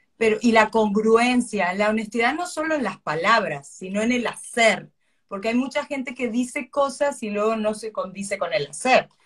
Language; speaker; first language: Spanish; native; Spanish